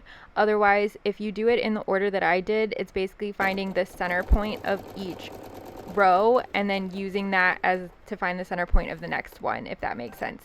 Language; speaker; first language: English; native; English